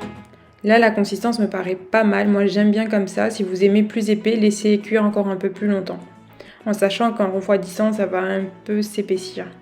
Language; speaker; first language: French; native; French